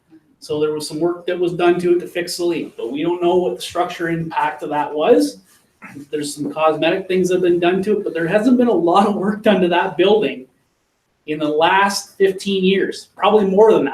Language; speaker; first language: English; native; English